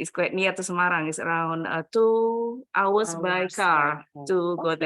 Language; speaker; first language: English; non-native, fluent; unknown